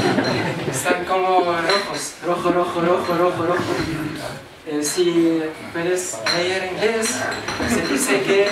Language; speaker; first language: Spanish; non-native, learner; Arabic